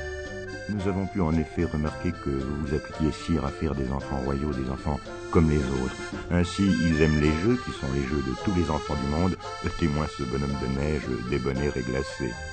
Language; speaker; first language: French; native; French